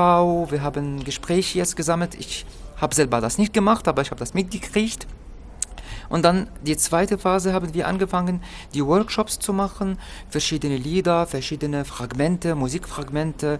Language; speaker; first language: German; non-native, fluent; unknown